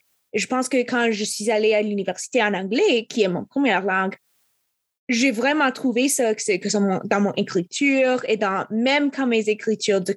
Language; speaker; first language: French; non-native, local second language; English